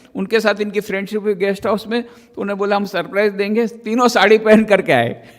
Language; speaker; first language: Hindi; non-native, local second language; Gujarati